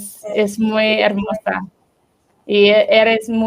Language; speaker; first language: Spanish; non-native, learner; English